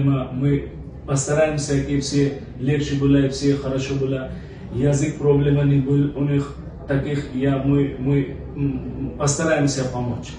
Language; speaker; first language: Russian; non-native, learner; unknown